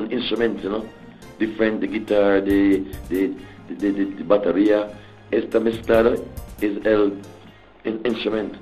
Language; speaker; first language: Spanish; non-native, learner; English